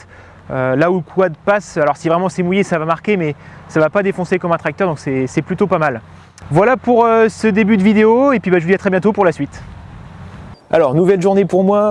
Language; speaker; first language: French; native; French